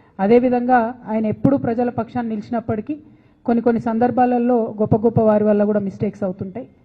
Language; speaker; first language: Telugu; native; Telugu